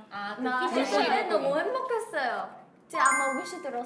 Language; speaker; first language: Korean; non-native, fluent; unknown